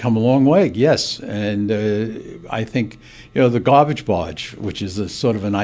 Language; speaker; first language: English; native; English